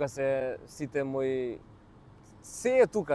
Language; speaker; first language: Macedonian; native; Macedonian